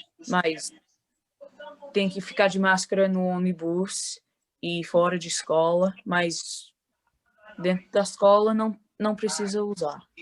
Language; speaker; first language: Portuguese; early bilingual, heritage; Portuguese